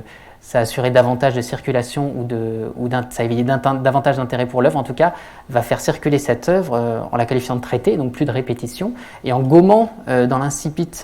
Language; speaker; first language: French; native; French